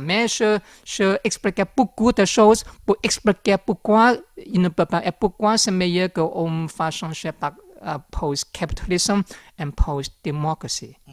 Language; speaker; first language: French; non-native, learner; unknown